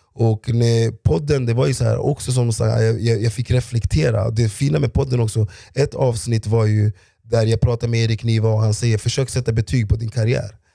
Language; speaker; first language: Swedish; early bilingual, other home language; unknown